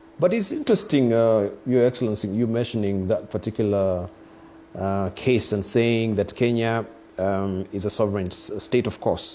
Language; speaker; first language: English; non-native, local second language; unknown